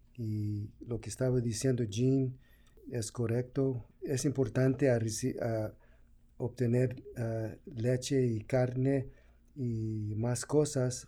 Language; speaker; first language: Spanish; early bilingual, heritage; Spanish